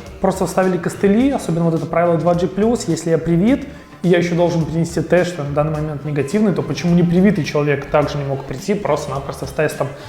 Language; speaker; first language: Russian; native; Russian